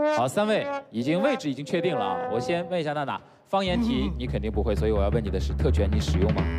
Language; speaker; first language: Chinese; native; Chinese